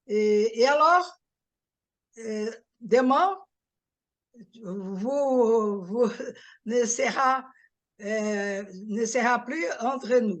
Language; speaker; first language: French; non-native, learner; Portuguese